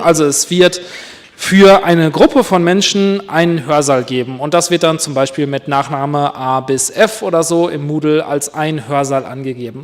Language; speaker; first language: German; native; German